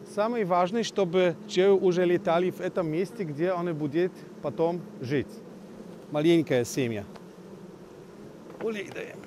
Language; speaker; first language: Russian; non-native, learner; Polish